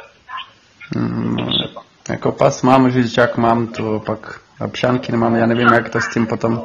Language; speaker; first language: Czech; non-native, learner; Ukrainian